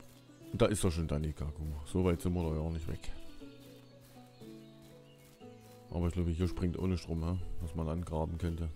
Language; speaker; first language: German; native; German